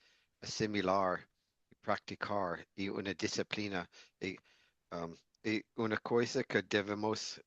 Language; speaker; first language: Portuguese; non-native, learner; English